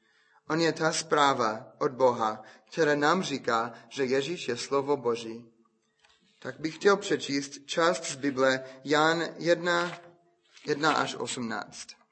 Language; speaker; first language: Czech; non-native, fluent; English